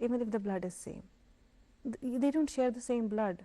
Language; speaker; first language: English; non-native, local second language; Urdu